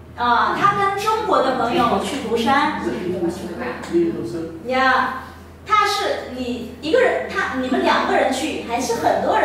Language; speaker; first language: Chinese; non-native, fluent; Vietnamese